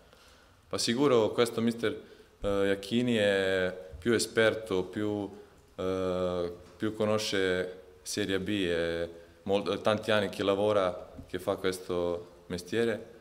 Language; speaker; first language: Italian; non-native, fluent; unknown